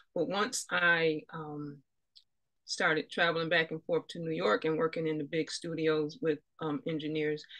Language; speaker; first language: English; native; English